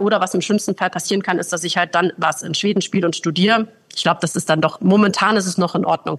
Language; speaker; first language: German; native; German